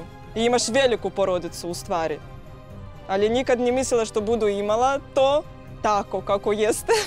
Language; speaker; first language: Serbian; non-native, learner; Russian